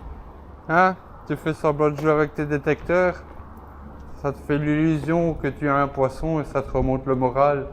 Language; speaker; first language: French; native; French